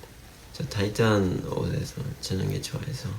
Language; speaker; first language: Korean; non-native, fluent; Japanese